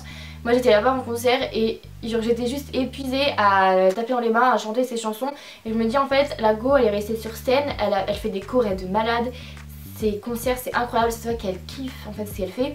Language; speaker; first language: French; native; French